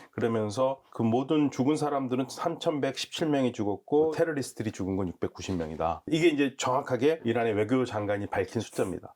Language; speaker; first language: Korean; native; Korean